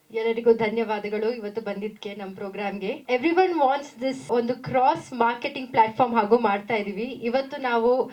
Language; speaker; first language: Kannada; non-native, local second language; Tamil